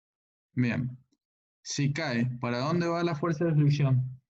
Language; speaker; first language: Spanish; native; Spanish